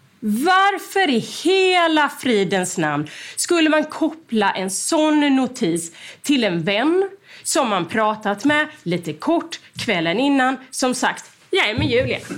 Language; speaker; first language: Swedish; native; Swedish